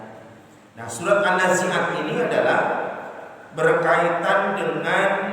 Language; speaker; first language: Indonesian; native; Indonesian